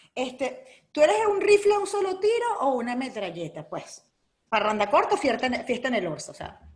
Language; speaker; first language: Spanish; native; Spanish